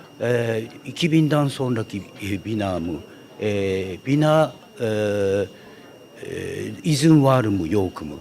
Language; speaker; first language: Turkish; non-native, learner; Japanese